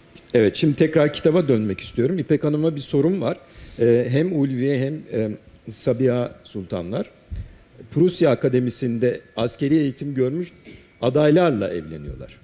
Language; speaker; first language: Turkish; native; Turkish